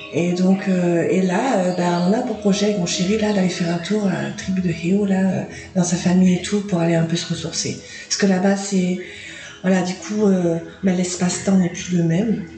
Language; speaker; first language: French; native; French